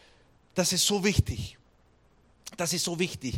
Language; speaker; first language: German; non-native, fluent; Spanish